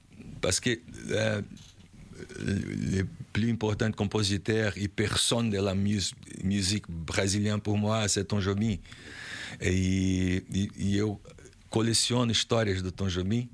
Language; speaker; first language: French; non-native, learner; Portuguese